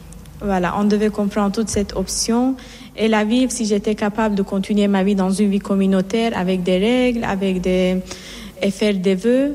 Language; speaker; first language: French; non-native, fluent; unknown